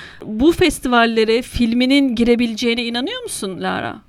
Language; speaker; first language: Turkish; native; Turkish